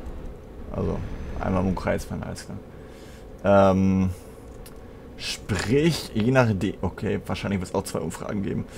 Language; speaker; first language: German; native; German